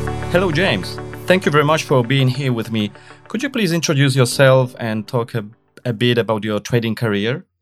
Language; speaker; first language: English; non-native, fluent; Polish